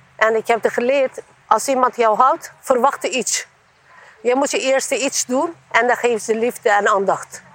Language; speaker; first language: Dutch; non-native, learner; Turkish